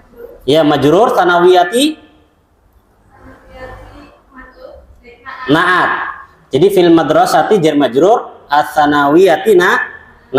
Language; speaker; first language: Arabic; non-native, fluent; Indonesian